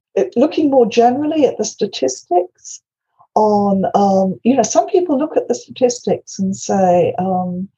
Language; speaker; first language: English; non-native, local second language; Welsh